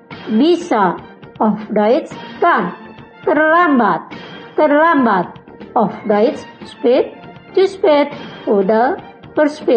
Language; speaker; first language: German; non-native, learner; Indonesian